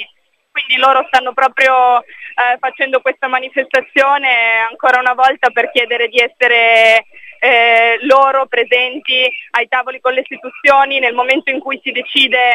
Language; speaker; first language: Italian; native; Italian